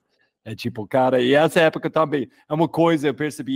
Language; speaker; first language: Portuguese; non-native, fluent; English